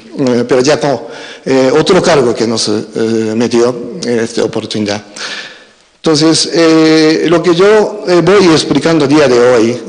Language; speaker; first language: Spanish; non-native, fluent; Japanese